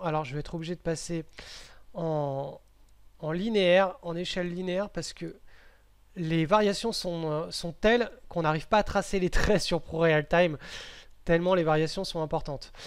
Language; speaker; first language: French; native; French